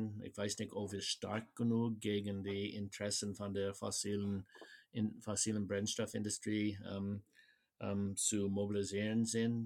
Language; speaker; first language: German; non-native, fluent; English